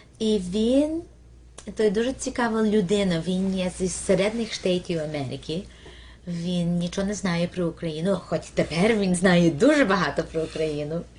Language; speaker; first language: Ukrainian; early bilingual, heritage; Ukrainian